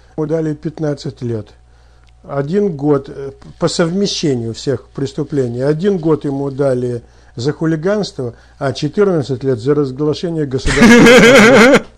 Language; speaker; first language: Russian; native; Russian